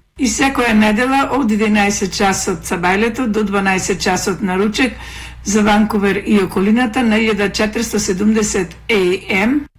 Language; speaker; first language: Macedonian; native; Macedonian